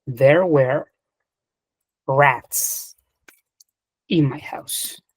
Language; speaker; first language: English; non-native, fluent; Spanish